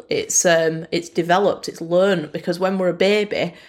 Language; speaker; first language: English; native; English